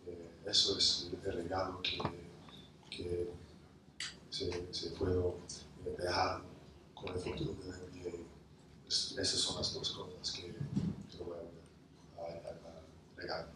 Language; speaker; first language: Spanish; non-native, learner; English